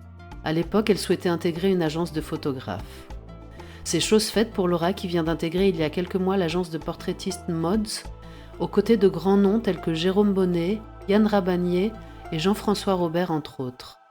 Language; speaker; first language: French; native; French